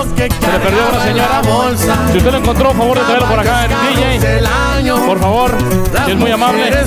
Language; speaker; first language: Spanish; native; Spanish